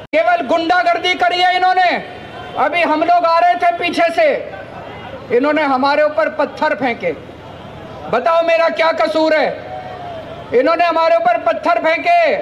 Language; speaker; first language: Hindi; native; Hindi